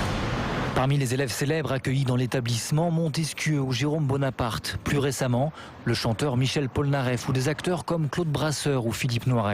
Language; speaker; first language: French; native; French